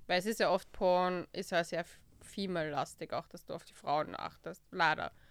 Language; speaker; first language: German; early bilingual, other home language; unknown